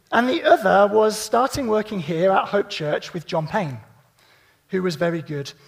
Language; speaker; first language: English; native; English